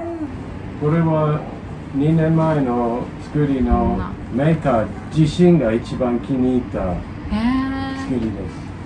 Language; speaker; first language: Japanese; non-native, fluent; English